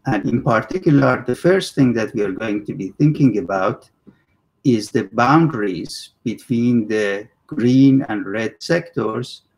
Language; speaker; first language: English; non-native, fluent; Persian